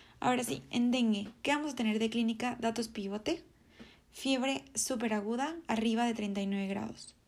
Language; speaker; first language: Spanish; native; Spanish